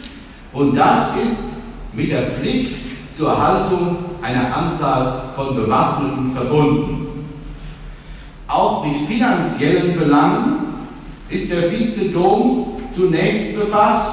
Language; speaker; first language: German; native; German